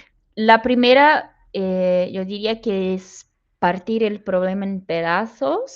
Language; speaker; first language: Spanish; non-native, fluent; Portuguese